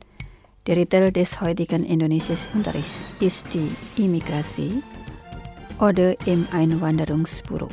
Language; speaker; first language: German; non-native, fluent; Indonesian